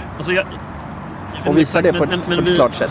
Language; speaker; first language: Swedish; native; Swedish